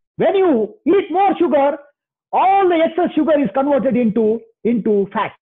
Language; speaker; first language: English; non-native, local second language; Kannada